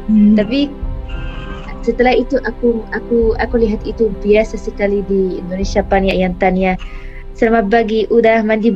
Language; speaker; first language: Indonesian; non-native, fluent; Arabic